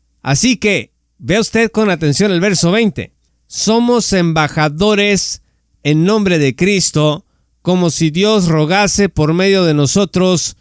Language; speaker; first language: Spanish; native; Spanish